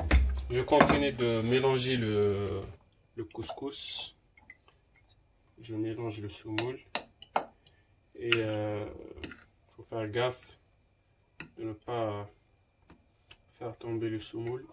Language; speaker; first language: French; non-native, local second language; Arabic